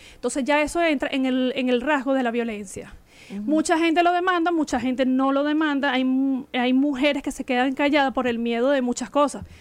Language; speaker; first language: Spanish; native; Spanish